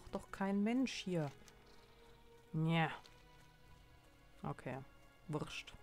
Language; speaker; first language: German; native; German